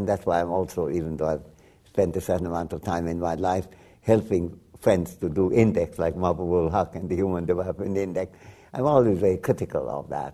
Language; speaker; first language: English; non-native, local second language; Bangla